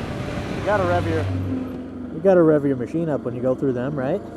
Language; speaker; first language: English; native; English